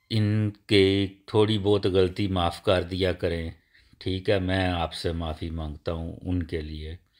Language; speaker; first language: Urdu; non-native, local second language; Punjabi